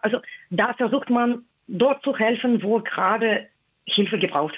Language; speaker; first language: German; non-native, fluent; Russian